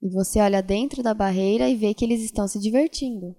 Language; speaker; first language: Portuguese; native; Portuguese